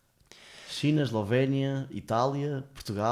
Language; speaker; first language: Portuguese; native; Portuguese